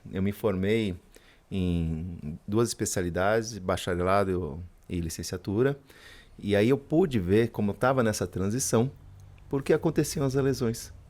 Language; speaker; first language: Portuguese; early bilingual, other home language; Spanish